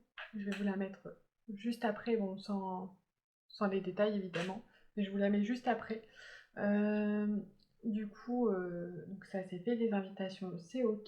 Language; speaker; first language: French; native; French